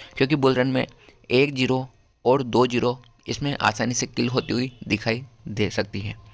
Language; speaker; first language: Hindi; native; Hindi